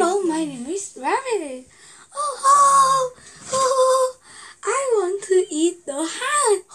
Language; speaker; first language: English; non-native, learner; Korean